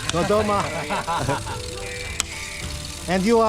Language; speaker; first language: English; non-native, local second language; Filipino